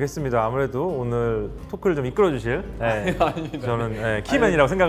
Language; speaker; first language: Korean; native; Korean